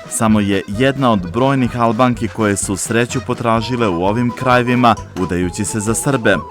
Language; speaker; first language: Bosnian; native; Bosnian